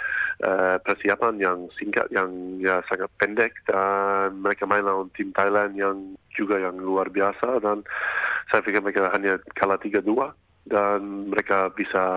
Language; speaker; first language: Indonesian; non-native, fluent; English